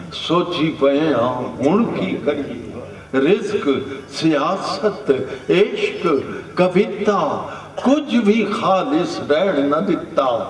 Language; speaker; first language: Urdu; non-native, local second language; Punjabi